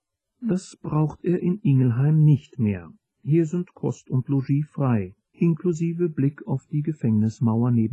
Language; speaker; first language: German; native; German